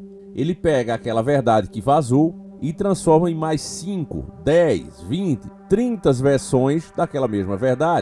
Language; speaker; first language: Portuguese; native; Portuguese